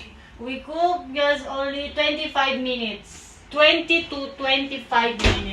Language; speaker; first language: English; non-native, local second language; Filipino